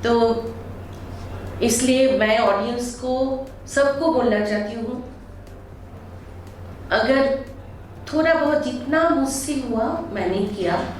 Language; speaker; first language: Hindi; non-native, local second language; Bangla